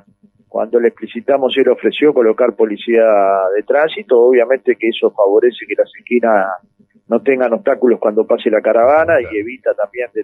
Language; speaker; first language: Spanish; native; Spanish